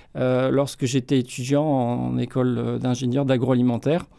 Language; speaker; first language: French; native; French